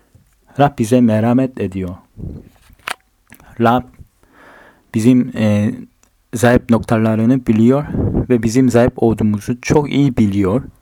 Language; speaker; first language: Turkish; non-native, fluent; Korean